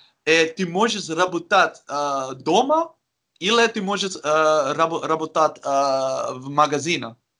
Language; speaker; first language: Russian; non-native, learner; Dutch